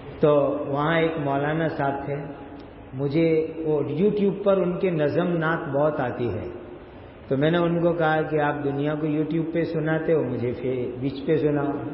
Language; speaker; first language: Urdu; non-native, local second language; Gujarati